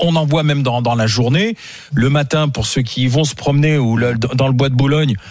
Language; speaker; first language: French; native; French